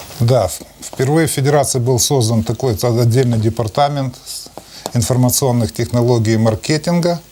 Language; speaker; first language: Russian; native; Russian